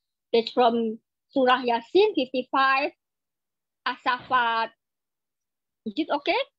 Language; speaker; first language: English; non-native, fluent; Indonesian